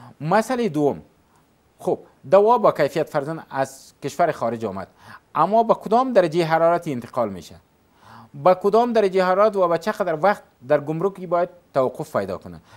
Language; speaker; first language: Persian; native; Persian